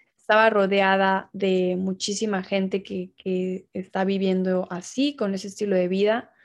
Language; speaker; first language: Spanish; native; Spanish